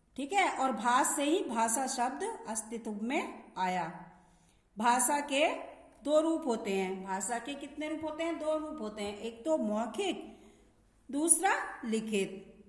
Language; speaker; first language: Hindi; native; Hindi